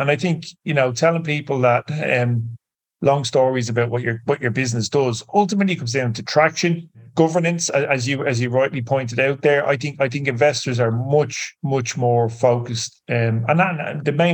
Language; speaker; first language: English; native; English